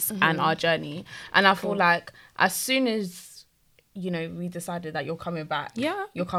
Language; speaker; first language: English; native; English